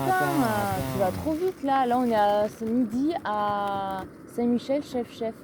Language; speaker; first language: French; native; French